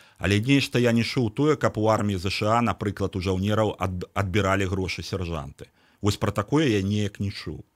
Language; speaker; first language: Belarusian; native; Belarusian